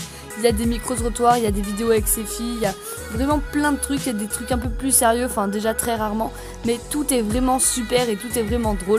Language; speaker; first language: French; native; French